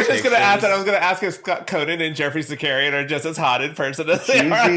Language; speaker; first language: English; native; English